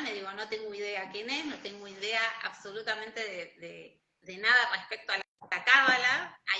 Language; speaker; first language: Spanish; native; Spanish